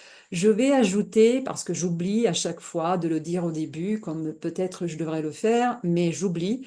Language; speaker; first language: French; non-native, fluent; Italian